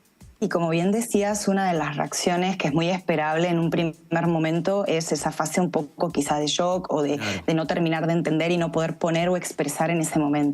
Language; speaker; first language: Spanish; native; Spanish